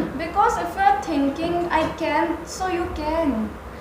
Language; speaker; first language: English; non-native, learner; Hindi